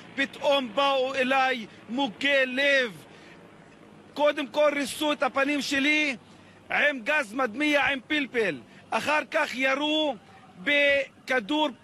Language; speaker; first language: Hebrew; non-native, local second language; Arabic